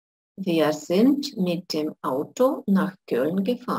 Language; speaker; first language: German; non-native, fluent; Russian